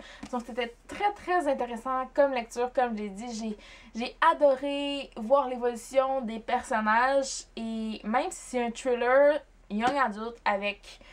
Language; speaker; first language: French; native; French